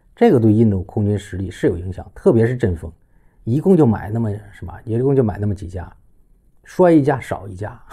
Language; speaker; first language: Chinese; native; Chinese